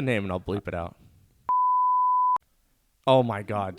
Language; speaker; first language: English; native; English